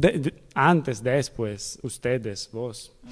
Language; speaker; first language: Spanish; non-native, learner; Italian